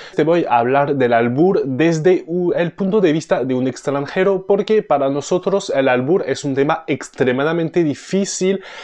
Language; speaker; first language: Spanish; non-native, fluent; French